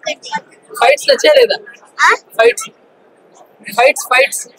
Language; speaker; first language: Telugu; native; Telugu